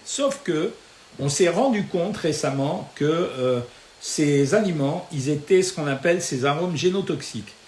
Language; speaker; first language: French; native; French